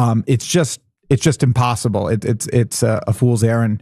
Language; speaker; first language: English; native; English